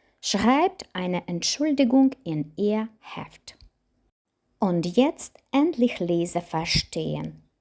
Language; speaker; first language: German; non-native, fluent; Ukrainian